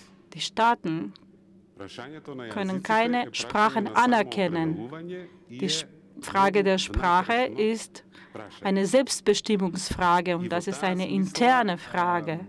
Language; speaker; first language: German; non-native, fluent; Macedonian